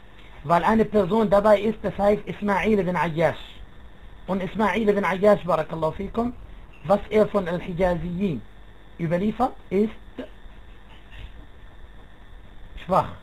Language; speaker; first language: German; non-native, fluent; Arabic